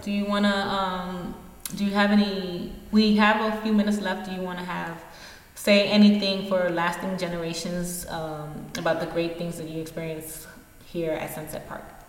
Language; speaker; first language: English; native; English